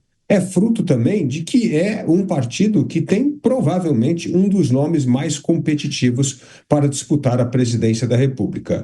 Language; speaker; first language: Portuguese; native; Portuguese